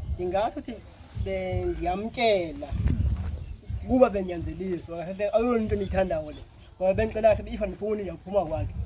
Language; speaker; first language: Zulu; non-native, local second language; Xhosa